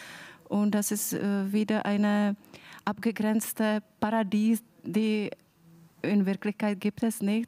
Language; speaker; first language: German; non-native, fluent; Czech